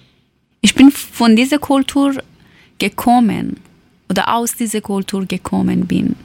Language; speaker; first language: German; non-native, learner; Persian